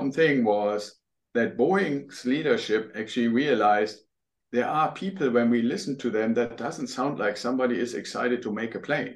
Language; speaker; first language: English; non-native, fluent; German